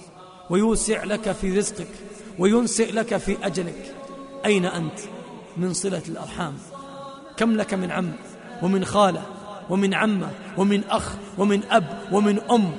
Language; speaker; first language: Arabic; native; Arabic